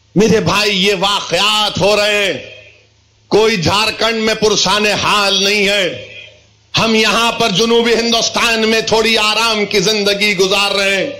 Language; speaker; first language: Urdu; native; Urdu